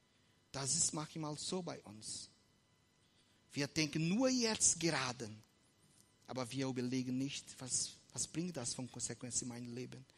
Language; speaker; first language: German; non-native, fluent; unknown